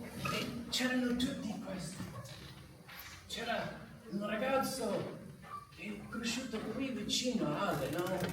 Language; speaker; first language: Italian; non-native, learner; English